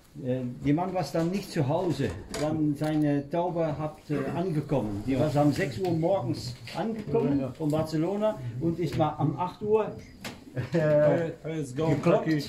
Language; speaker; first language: German; non-native, learner; Dutch